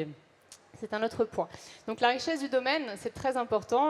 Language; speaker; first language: French; native; French